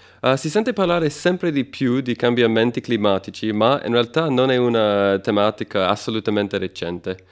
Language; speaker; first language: Italian; non-native, fluent; English